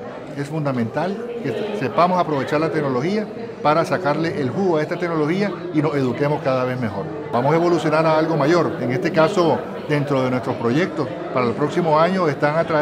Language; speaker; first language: Spanish; native; Spanish